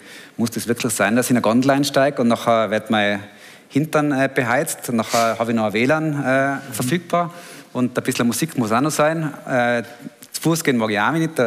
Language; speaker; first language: German; native; German